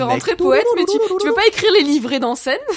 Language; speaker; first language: French; native; French